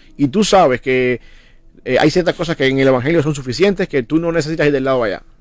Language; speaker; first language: Spanish; native; Spanish